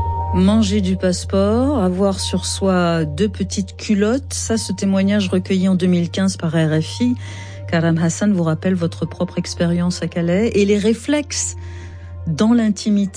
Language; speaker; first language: French; native; French